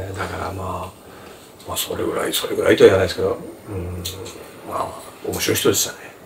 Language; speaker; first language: Japanese; native; Japanese